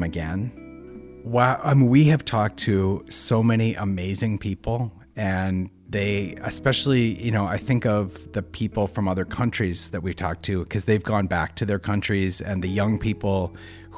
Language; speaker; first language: English; native; English